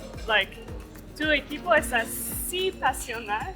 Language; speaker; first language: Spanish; non-native, learner; English